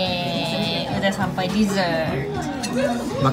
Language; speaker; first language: Indonesian; non-native, learner; Japanese